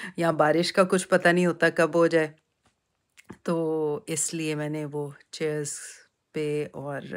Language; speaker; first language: Urdu; native; Urdu